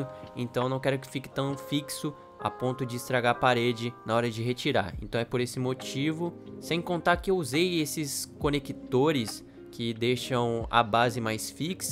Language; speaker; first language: Portuguese; native; Portuguese